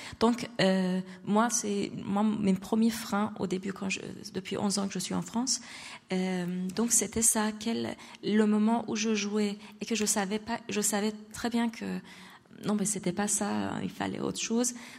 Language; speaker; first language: French; non-native, fluent; Persian